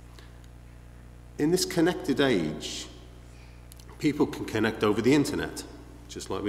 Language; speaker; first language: English; native; English